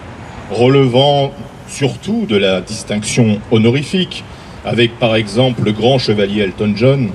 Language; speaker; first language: French; native; French